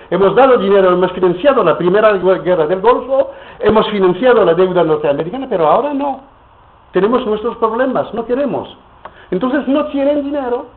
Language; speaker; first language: Spanish; non-native, fluent; French